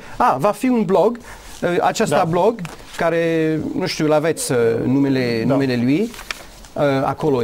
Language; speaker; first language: Romanian; non-native, learner; English